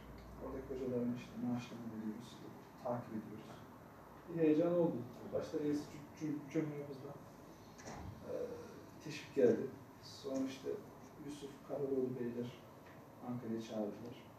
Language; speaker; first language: Turkish; native; Turkish